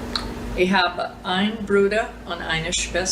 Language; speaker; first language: German; early bilingual, heritage; German